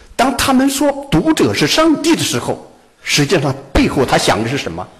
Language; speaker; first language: Chinese; native; Chinese